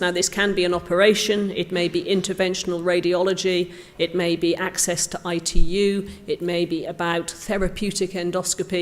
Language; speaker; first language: English; native; English